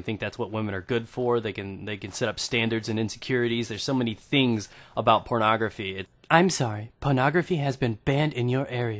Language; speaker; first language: English; native; English